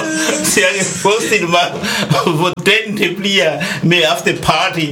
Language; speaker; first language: Danish; non-native, fluent; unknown